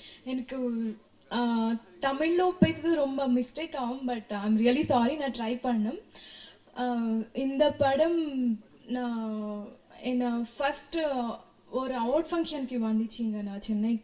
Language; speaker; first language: Tamil; non-native, learner; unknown